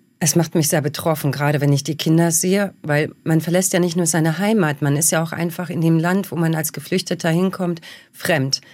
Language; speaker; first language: German; early bilingual, other home language; Bosnian